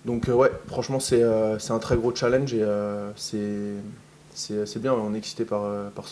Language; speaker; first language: French; native; French